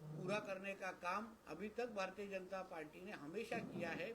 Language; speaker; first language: Hindi; non-native, local second language; Marathi